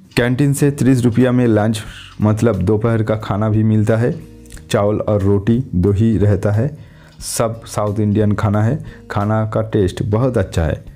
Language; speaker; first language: Hindi; non-native, local second language; Bangla